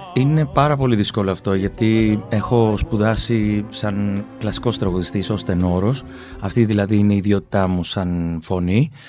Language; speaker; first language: Greek; early bilingual, other home language; English